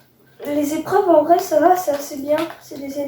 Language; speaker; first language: French; native; French